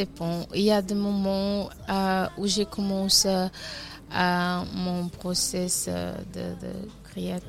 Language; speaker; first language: French; non-native, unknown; Kabuverdianu